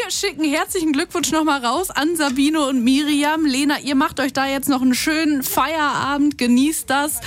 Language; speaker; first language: German; native; German